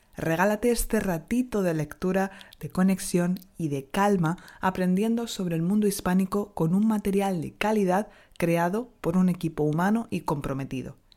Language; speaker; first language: Spanish; native; Spanish